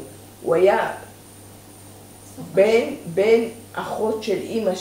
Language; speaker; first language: Hebrew; early bilingual, other home language; Persian